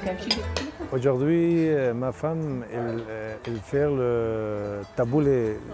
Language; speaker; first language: French; non-native, learner; Kurdish